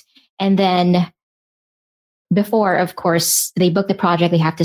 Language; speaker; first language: English; non-native, local second language; Filipino